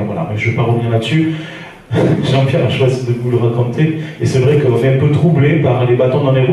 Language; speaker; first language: French; native; French